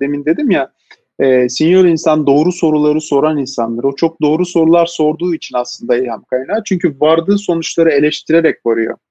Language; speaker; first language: Turkish; native; Turkish